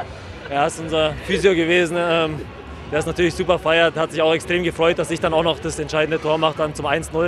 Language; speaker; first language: German; native; German